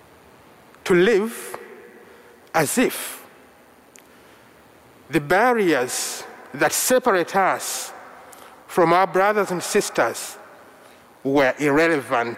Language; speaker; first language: English; non-native, local second language; Ganda